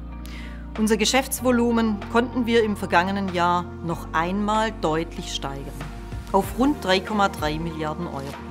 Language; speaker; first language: German; native; German